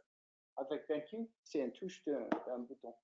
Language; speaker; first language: French; non-native, fluent; English